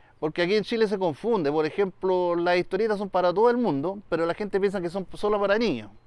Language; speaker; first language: Spanish; native; Spanish